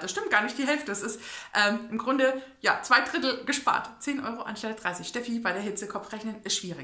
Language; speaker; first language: German; native; German